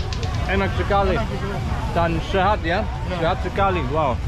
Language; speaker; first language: Indonesian; non-native, learner; German